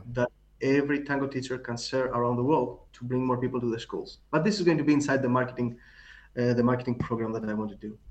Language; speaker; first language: English; non-native, fluent; Greek